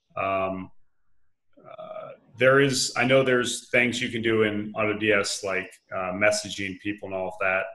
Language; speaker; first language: English; native; English